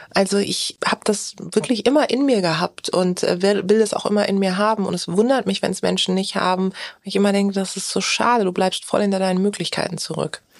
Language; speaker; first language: German; early bilingual, other home language; Turkish